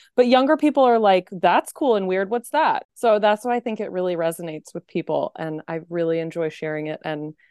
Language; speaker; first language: English; native; English